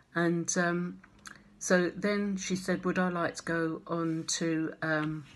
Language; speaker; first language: English; native; English